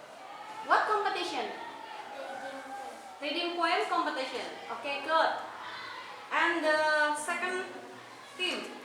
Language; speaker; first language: English; non-native, fluent; Indonesian